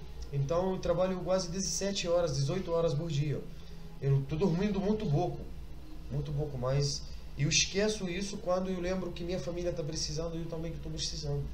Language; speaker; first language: Portuguese; non-native, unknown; Arabic